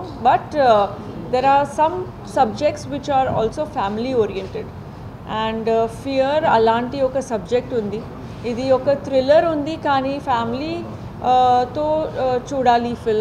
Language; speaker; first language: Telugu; non-native, fluent; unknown